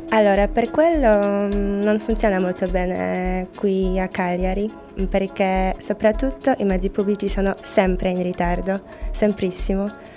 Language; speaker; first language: Italian; non-native, fluent; Polish